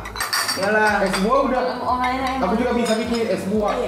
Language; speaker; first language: Indonesian; non-native, learner; Japanese